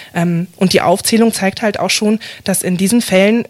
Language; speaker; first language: German; native; German